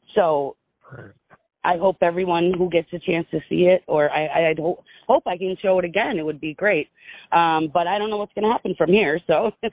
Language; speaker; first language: English; native; English